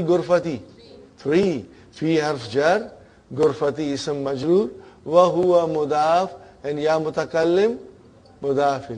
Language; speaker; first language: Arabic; non-native, fluent; English